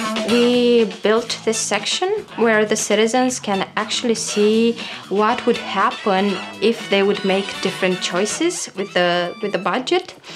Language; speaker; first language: English; non-native, fluent; Romanian